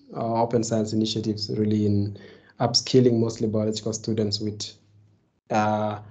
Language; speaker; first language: English; non-native, local second language; Kalenjin